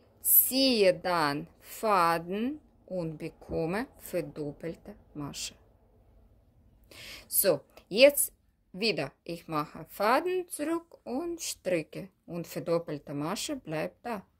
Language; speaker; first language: German; non-native, learner; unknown